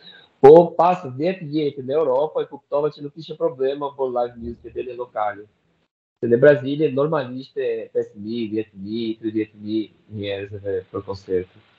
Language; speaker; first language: Albanian; non-native, learner; Portuguese